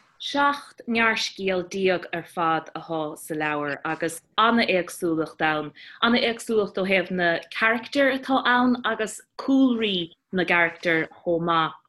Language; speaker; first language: Irish; non-native, local second language; English